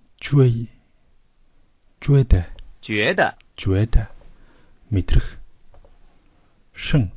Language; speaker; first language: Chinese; non-native, learner; Mongolian